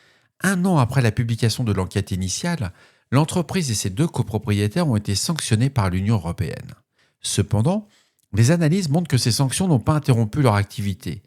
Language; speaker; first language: French; native; French